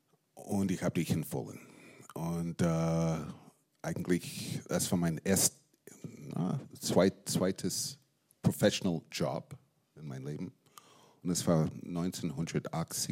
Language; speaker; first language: German; non-native, fluent; English